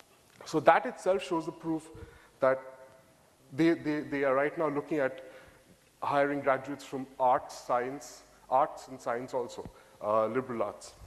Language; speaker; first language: English; non-native, local second language; Bangla